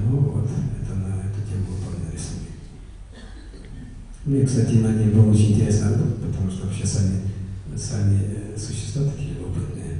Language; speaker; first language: Russian; native; Russian